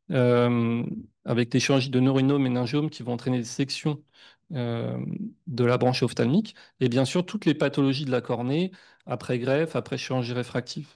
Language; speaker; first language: French; native; French